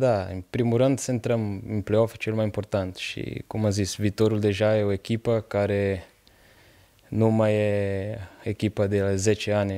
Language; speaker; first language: Romanian; non-native, fluent; Portuguese